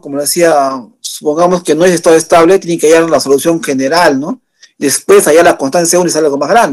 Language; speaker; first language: Spanish; native; Spanish